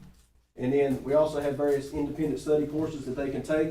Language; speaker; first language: English; native; English